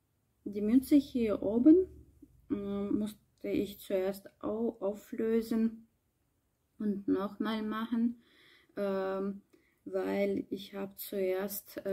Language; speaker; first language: German; non-native, learner; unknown